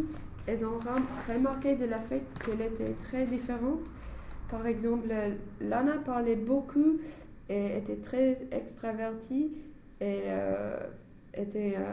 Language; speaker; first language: French; non-native, learner; English